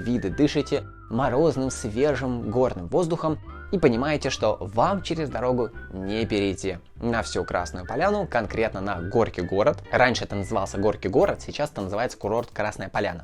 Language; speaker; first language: Russian; native; Russian